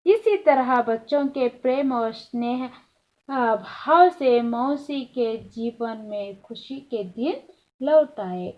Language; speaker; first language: Hindi; non-native, local second language; Kannada